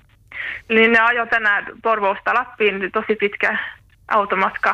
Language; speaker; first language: Finnish; native; Finnish